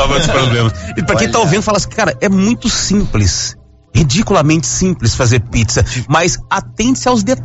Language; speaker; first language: Portuguese; native; Portuguese